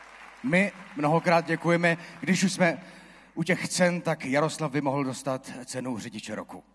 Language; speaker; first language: Czech; native; Czech